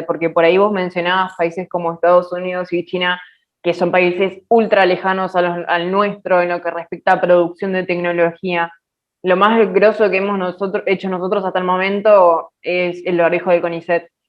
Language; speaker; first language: Spanish; native; Spanish